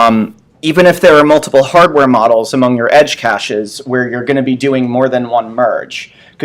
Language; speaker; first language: English; native; English